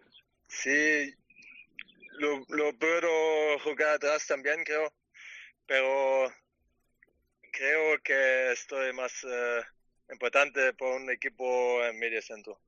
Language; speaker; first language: Spanish; non-native, learner; German